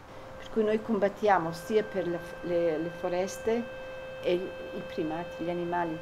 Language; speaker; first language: Italian; early bilingual, heritage; Italian